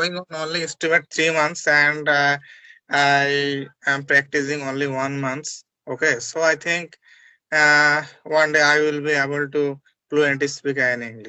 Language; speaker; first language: English; non-native, learner; Bangla